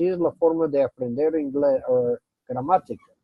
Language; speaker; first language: Spanish; non-native, fluent; English